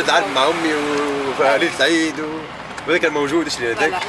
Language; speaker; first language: Arabic; native; Arabic